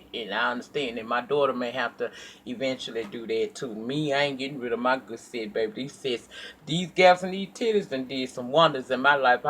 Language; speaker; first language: English; native; English